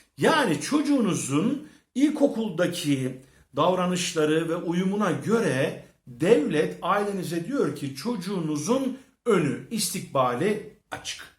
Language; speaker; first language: Turkish; early bilingual, heritage; Turkish